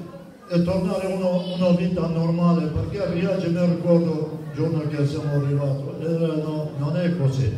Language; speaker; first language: Italian; non-native, fluent; Kurdish